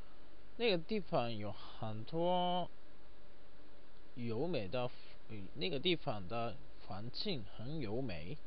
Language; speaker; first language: Chinese; non-native, learner; Japanese